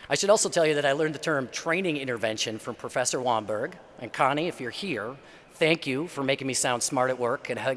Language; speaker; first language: English; native; English